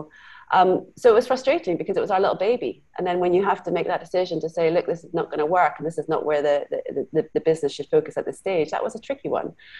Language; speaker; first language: English; native; English